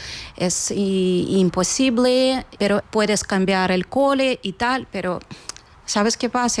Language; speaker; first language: Spanish; non-native, local second language; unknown